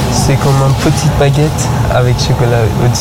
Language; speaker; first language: French; non-native, learner; Persian